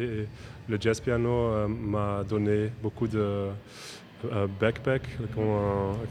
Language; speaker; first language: French; non-native, local second language; Dutch